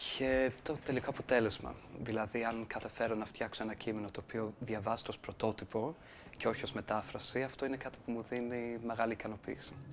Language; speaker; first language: Greek; non-native, fluent; English